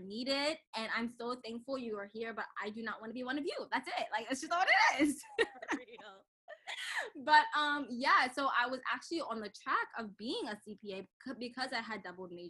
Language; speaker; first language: English; non-native, local second language; French